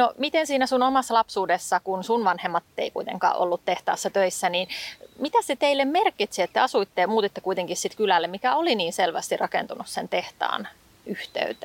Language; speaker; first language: Finnish; native; Finnish